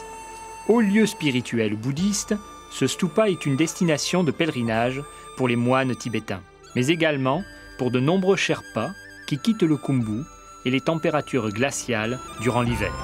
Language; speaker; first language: French; native; French